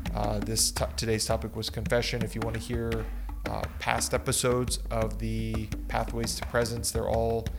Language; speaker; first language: English; native; English